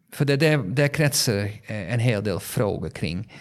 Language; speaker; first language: Swedish; non-native, fluent; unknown